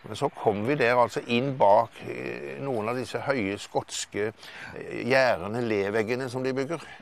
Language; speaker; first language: Norwegian; native; Norwegian